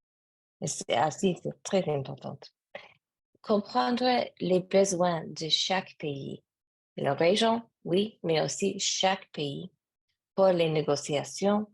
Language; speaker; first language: French; non-native, learner; English